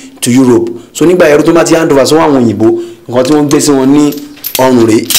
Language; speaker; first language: Yoruba; non-native, local second language; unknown